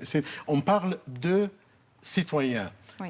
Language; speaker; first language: French; non-native, fluent; Arabic